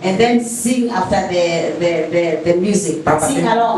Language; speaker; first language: English; non-native, fluent; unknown